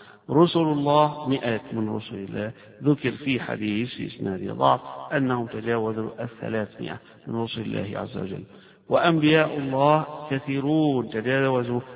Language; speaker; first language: Arabic; native; Arabic